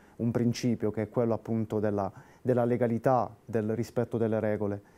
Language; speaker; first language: Italian; native; Italian